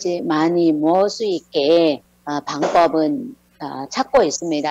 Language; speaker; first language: Korean; non-native, learner; Thai